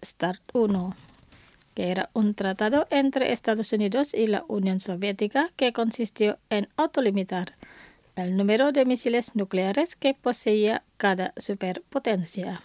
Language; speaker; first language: Spanish; non-native, fluent; Indonesian